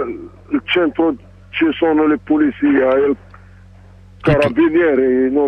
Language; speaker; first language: Italian; non-native, learner; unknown